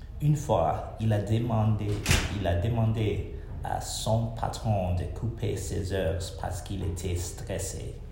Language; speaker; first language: French; non-native, learner; English